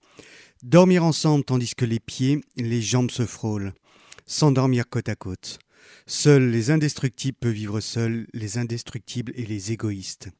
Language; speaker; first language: French; native; French